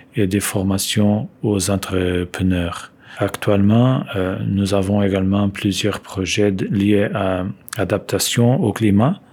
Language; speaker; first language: French; non-native, fluent; Portuguese